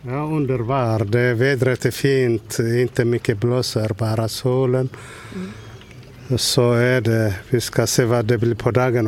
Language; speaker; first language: Swedish; non-native, learner; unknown